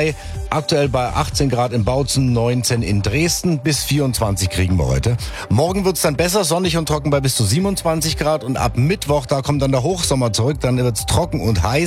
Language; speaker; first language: German; native; German